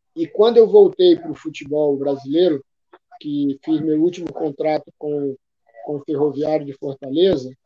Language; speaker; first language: Portuguese; native; Portuguese